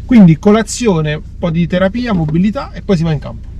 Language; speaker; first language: Italian; native; Italian